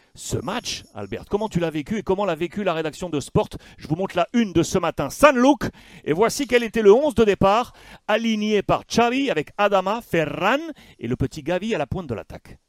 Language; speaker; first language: French; native; French